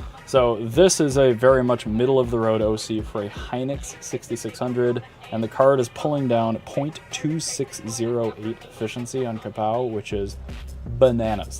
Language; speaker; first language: English; native; English